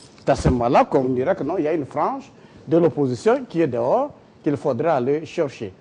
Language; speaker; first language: French; non-native, local second language; Lingala